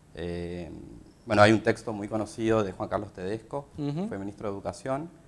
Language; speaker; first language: Spanish; native; Spanish